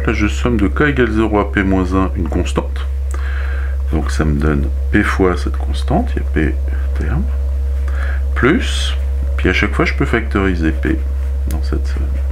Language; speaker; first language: French; native; French